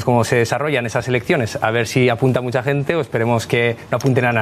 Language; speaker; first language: Spanish; native; Spanish